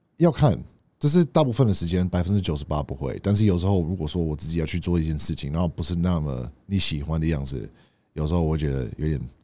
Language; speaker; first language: Chinese; native; Chinese